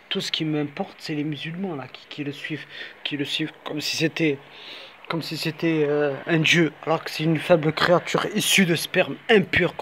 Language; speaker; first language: French; native; French